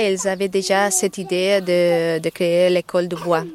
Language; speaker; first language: French; non-native, fluent; Catalan